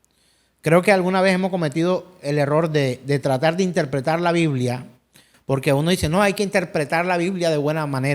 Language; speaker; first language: Spanish; native; Spanish